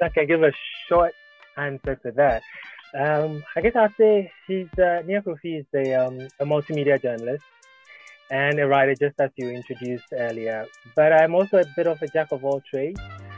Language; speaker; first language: English; non-native, local second language; Ga